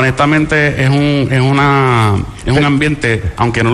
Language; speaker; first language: Spanish; native; Spanish